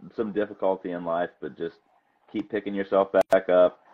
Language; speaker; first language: English; native; English